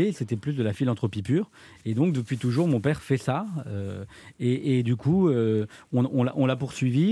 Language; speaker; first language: French; native; French